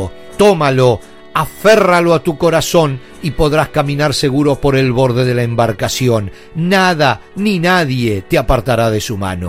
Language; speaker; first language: Spanish; native; Spanish